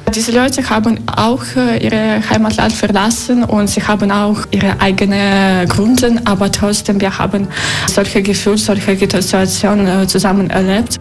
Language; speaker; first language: German; non-native, learner; Russian